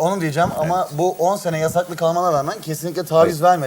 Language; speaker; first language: Turkish; native; Turkish